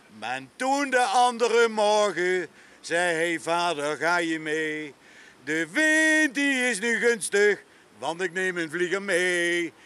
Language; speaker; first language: Dutch; native; Dutch